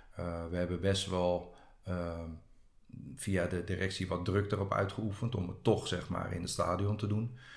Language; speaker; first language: Dutch; native; Dutch